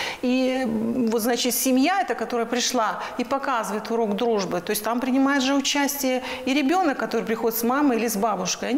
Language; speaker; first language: Russian; native; Russian